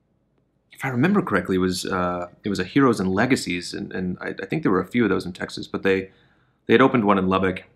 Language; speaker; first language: English; native; English